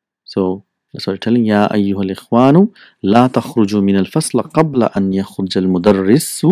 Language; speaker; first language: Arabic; non-native, fluent; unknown